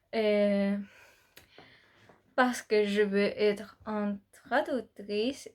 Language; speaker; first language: French; non-native, learner; Spanish